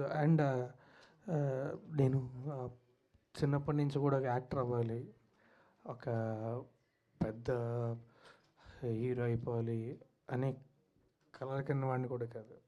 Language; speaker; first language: Telugu; native; Telugu